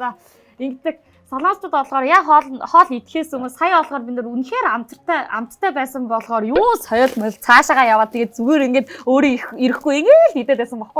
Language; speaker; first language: Mongolian; non-native, fluent; Korean